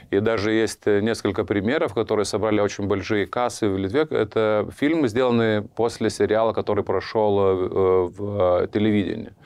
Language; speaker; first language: Russian; non-native, fluent; Lithuanian